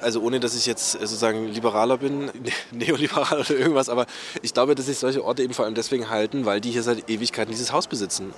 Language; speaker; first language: German; native; German